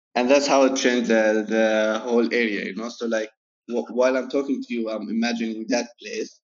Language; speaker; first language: English; non-native, fluent; Arabic